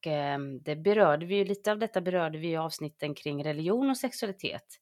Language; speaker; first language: Swedish; native; Swedish